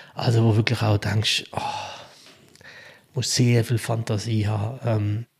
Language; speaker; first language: German; early bilingual, other home language; Albanian